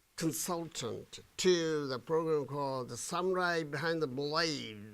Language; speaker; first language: English; non-native, fluent; Japanese